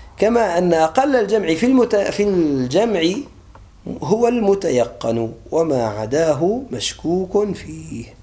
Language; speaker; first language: Arabic; native; Arabic